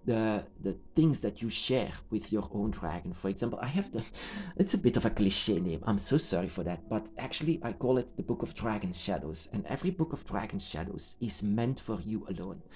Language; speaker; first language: English; non-native, fluent; Dutch